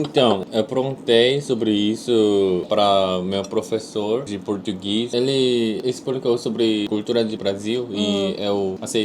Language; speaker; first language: Portuguese; non-native, learner; Korean